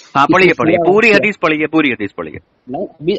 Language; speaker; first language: Hindi; native; Hindi